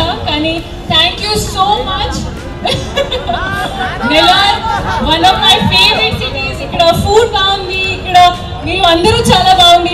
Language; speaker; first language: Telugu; non-native, learner; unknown